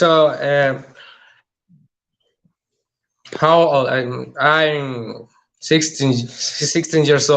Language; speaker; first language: English; non-native, learner; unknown